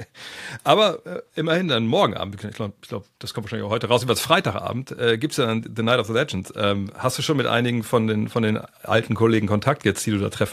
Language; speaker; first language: German; native; German